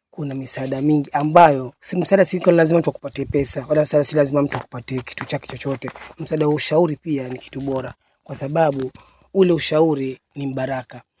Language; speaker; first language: Swahili; native; Swahili